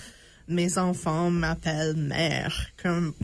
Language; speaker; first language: French; non-native, local second language; English